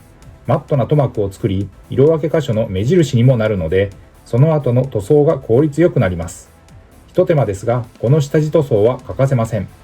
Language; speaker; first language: Japanese; native; Japanese